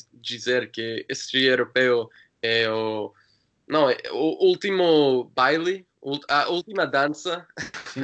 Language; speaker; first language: Portuguese; non-native, learner; English